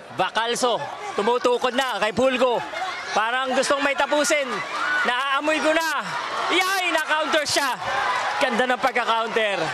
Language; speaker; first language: Filipino; non-native, local second language; Cebuano